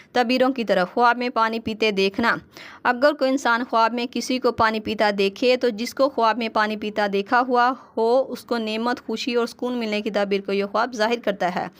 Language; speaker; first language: Urdu; native; Urdu